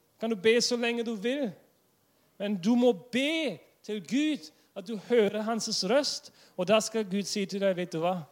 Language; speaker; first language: Norwegian; non-native, fluent; English